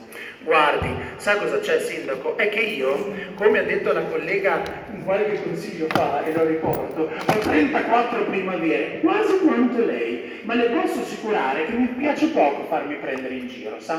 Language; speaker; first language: Italian; native; Italian